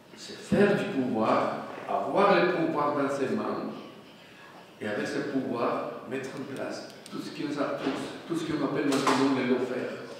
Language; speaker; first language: French; non-native, fluent; Spanish